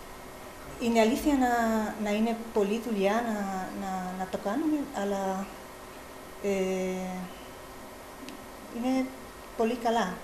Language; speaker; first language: Greek; non-native, learner; Spanish